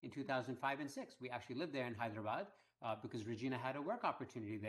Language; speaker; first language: English; early bilingual, other home language; Hindi